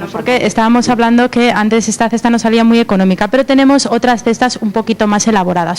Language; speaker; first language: Spanish; native; Spanish